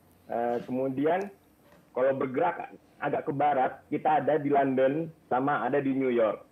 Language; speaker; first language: Indonesian; native; Indonesian